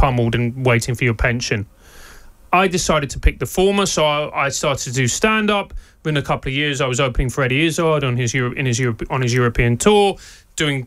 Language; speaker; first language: English; non-native, local second language; Spanish